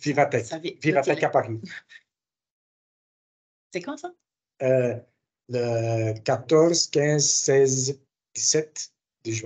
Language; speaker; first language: French; non-native, local second language; Dutch